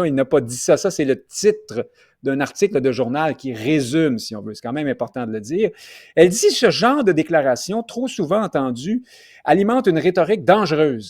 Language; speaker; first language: French; native; French